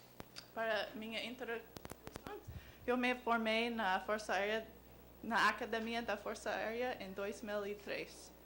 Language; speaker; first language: Portuguese; non-native, learner; English